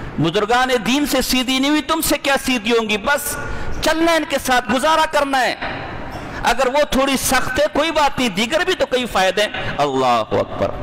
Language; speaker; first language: Urdu; non-native, local second language; Pashto